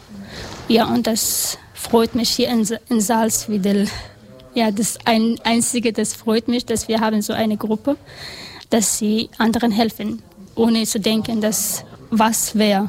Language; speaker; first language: German; non-native, learner; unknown